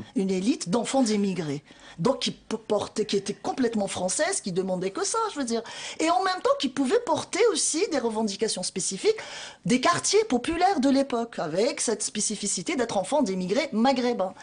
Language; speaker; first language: French; non-native, local second language; Arabic